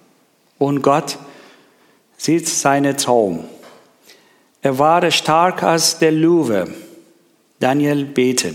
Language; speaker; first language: German; non-native, learner; Persian